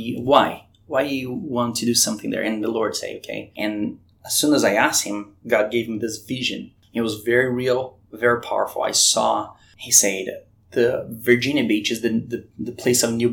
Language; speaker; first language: English; non-native, fluent; Portuguese